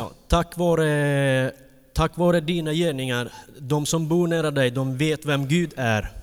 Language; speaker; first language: Swedish; non-native, fluent; Ukrainian